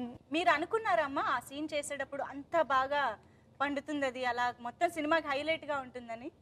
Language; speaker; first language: Telugu; native; Telugu